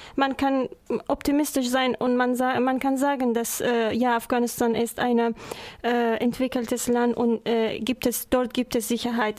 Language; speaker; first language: German; non-native, learner; Persian